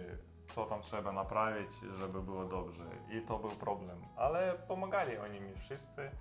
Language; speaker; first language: Polish; non-native, learner; Russian